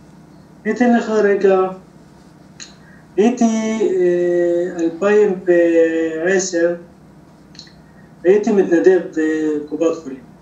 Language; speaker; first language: Hebrew; non-native, local second language; Arabic